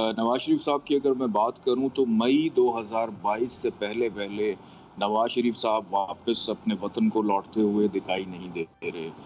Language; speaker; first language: Urdu; non-native, local second language; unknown